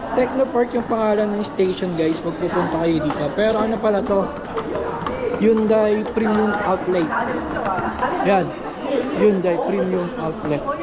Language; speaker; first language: Filipino; native; Filipino